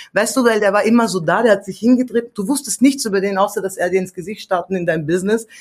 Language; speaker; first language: German; early bilingual, other home language; Central Kurdish